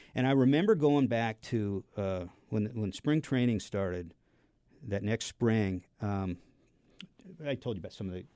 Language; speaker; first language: English; native; English